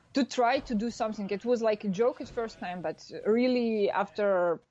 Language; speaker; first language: English; non-native, learner; Russian